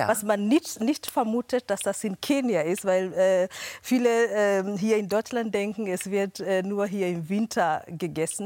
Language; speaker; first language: German; non-native, fluent; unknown